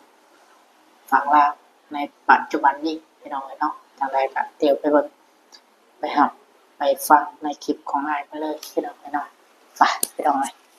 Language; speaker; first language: Thai; non-native, local second language; Lao